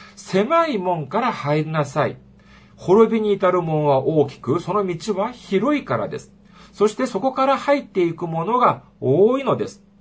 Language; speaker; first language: Japanese; non-native, fluent; Korean